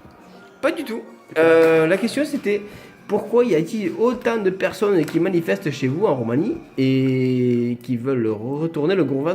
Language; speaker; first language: French; native; French